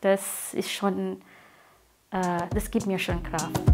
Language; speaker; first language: German; non-native, fluent; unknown